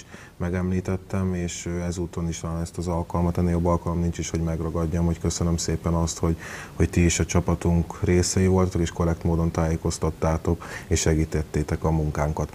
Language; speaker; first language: Hungarian; native; Hungarian